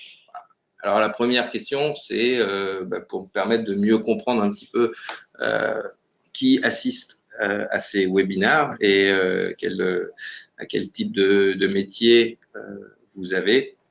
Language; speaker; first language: French; native; French